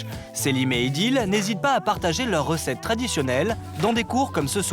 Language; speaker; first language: French; native; French